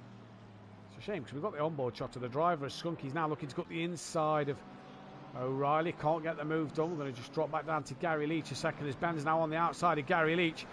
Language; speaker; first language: English; native; English